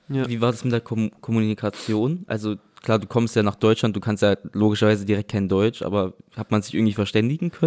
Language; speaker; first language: German; native; German